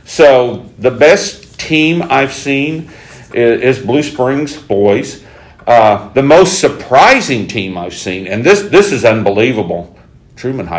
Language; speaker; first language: English; native; English